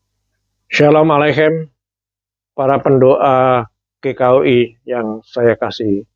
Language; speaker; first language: Indonesian; native; Indonesian